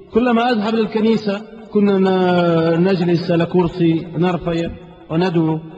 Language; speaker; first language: Arabic; non-native, fluent; Portuguese